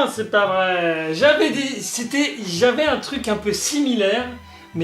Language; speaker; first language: French; native; French